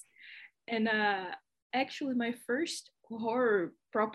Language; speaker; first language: English; non-native, fluent; Portuguese